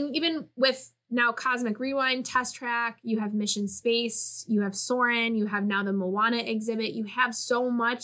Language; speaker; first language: English; native; English